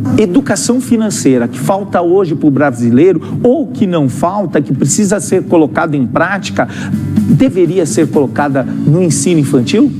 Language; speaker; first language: Portuguese; native; Portuguese